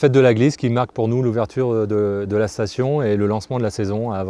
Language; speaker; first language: French; native; French